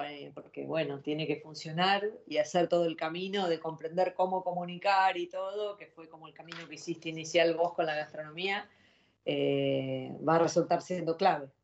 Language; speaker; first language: Spanish; native; Spanish